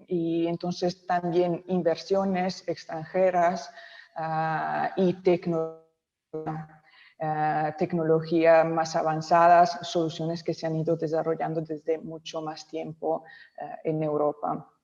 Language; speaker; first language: Spanish; non-native, local second language; Italian